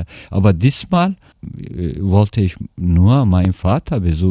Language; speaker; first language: German; non-native, fluent; Turkish